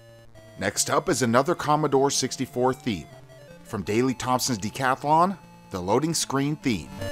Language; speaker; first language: English; native; English